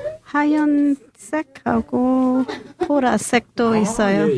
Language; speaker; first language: Korean; non-native, learner; English